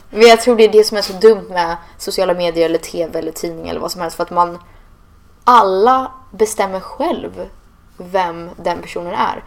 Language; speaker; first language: Swedish; early bilingual, heritage; Swedish